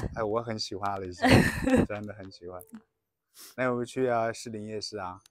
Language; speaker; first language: Chinese; native; Chinese